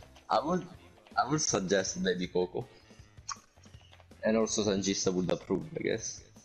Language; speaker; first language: English; non-native, fluent; Italian